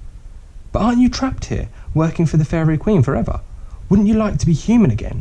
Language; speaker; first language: English; native; English